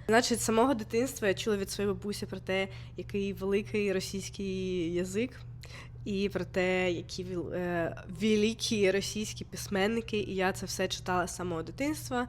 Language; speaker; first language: Ukrainian; non-native, local second language; Russian